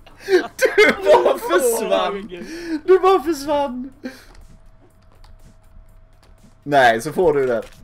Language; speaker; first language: Swedish; native; Swedish